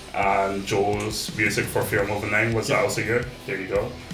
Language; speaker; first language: English; native; English